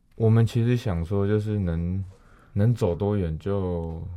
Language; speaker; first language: Chinese; native; Chinese